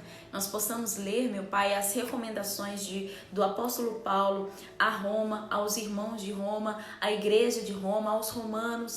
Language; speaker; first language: Portuguese; native; Portuguese